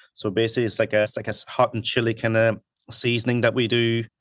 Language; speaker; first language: English; early bilingual, other home language; Cantonese